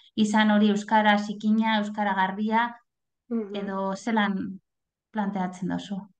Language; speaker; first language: Basque; native; Basque